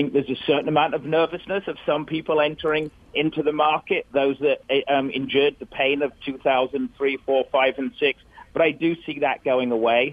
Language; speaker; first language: English; native; English